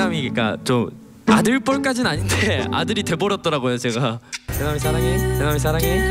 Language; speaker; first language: Korean; native; Korean